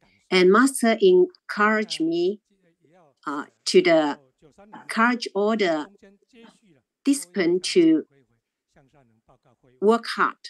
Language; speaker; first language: English; non-native, learner; Chinese